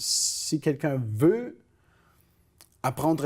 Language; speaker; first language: French; non-native, fluent; Italian